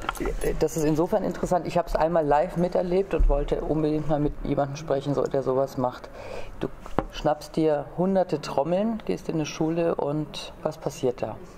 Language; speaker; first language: German; native; German